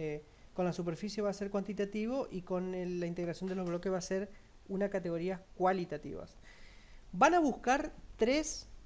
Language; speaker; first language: Spanish; native; Spanish